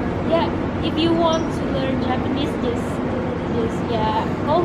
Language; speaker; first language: English; non-native, fluent; Indonesian